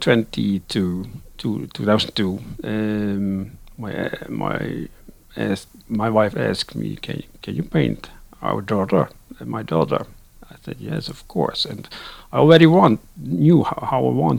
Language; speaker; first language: English; non-native, learner; Dutch